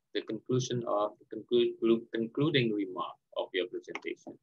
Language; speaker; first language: English; non-native, fluent; Indonesian